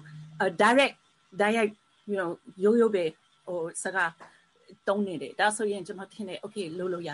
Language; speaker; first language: Burmese; early bilingual, heritage; Burmese